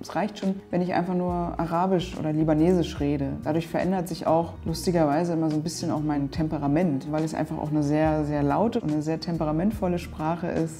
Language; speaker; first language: German; native; German